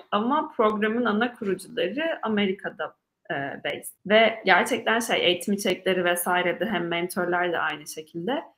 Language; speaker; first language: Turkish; native; Turkish